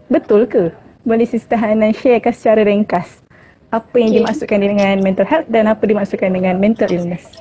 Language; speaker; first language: Malay; native; Malay